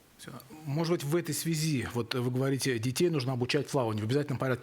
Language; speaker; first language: Russian; native; Russian